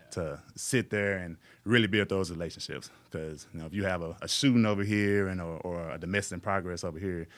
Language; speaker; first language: English; native; English